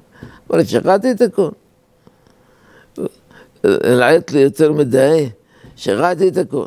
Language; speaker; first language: Hebrew; non-native, fluent; Arabic